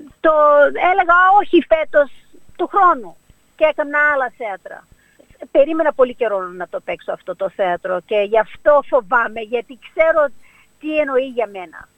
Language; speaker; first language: Greek; early bilingual, heritage; Greek